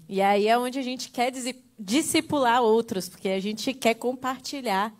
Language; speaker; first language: Portuguese; native; Portuguese